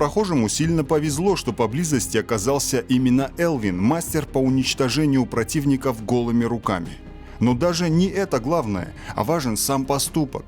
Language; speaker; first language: Russian; native; Russian